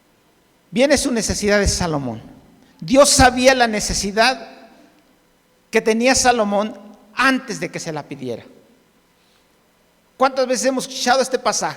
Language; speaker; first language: Spanish; native; Spanish